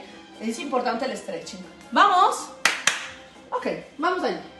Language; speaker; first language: Spanish; non-native, fluent; Italian